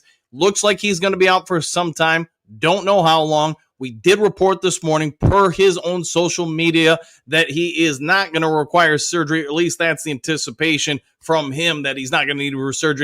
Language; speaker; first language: English; native; English